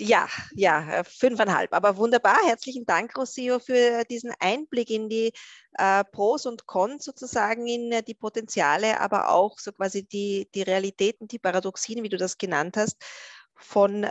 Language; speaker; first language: German; native; German